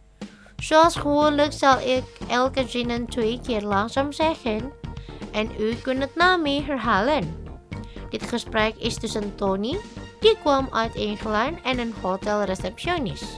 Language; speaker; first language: Dutch; non-native, learner; Indonesian